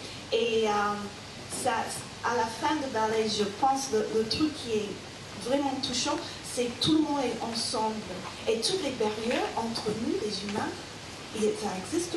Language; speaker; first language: French; non-native, fluent; English